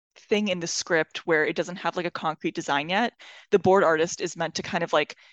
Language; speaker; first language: English; non-native, fluent; Persian